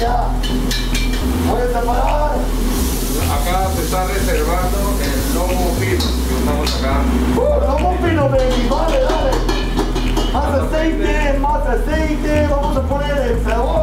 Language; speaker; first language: Spanish; non-native, learner; English